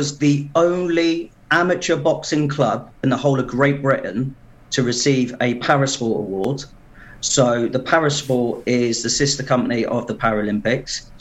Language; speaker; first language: English; native; English